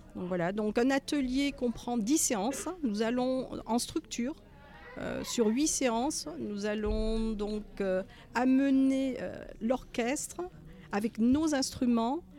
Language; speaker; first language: French; native; French